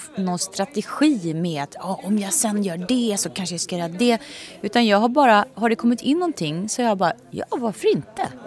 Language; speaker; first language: Swedish; native; Swedish